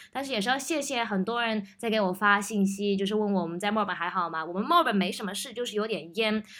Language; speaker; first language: Chinese; early bilingual, other home language; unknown